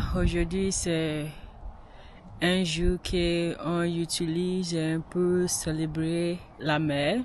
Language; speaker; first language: French; non-native, learner; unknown